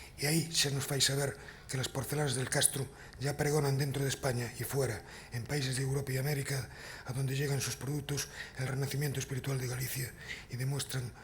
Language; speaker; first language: Spanish; non-native, local second language; Galician